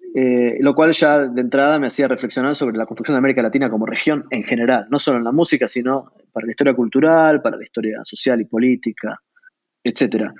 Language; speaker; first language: Spanish; native; Spanish